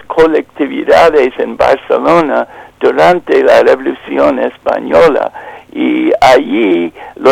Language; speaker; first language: Spanish; non-native, fluent; English